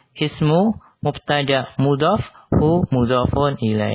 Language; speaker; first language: Arabic; non-native, fluent; Indonesian